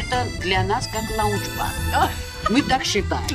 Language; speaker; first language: Russian; non-native, local second language; Georgian